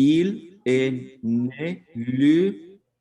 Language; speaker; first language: French; non-native, learner; Spanish